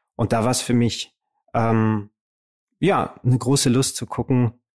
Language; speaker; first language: German; early bilingual, other home language; Romanian